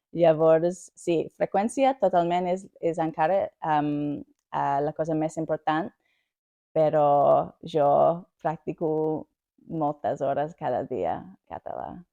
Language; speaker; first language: Catalan; non-native, learner; English